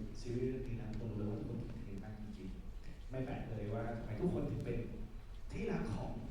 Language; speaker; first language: Thai; native; Thai